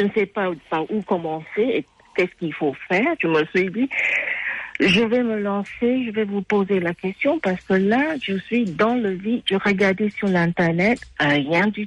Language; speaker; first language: French; non-native, fluent; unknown